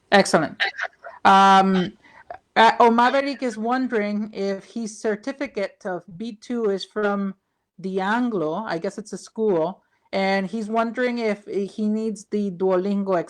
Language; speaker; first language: English; non-native, fluent; Spanish